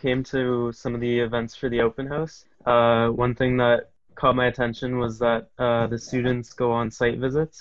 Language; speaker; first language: English; native; English